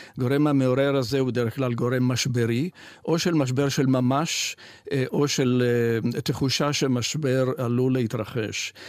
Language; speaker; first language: Hebrew; non-native, fluent; Italian